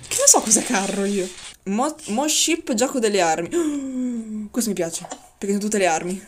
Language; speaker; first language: Italian; native; Italian